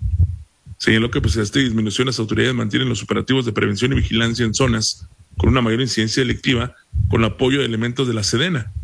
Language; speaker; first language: Spanish; native; Spanish